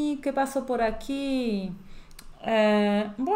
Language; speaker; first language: Spanish; non-native, fluent; Polish